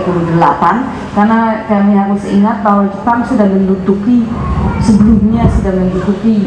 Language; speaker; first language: Indonesian; non-native, fluent; Dutch